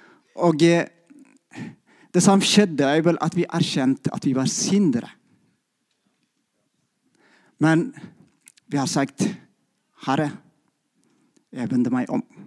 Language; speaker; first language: Norwegian; non-native, fluent; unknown